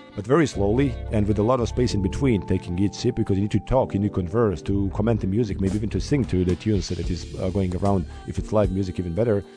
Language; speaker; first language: English; non-native, fluent; Bosnian